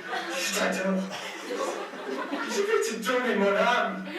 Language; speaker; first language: French; non-native, learner; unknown